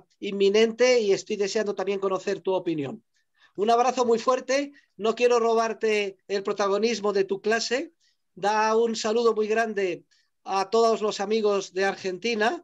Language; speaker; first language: Spanish; native; Spanish